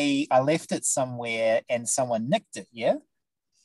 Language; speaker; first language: English; native; English